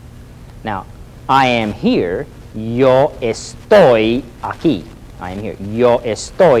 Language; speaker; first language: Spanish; non-native, fluent; English